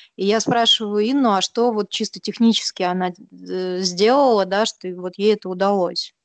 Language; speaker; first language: Russian; native; Russian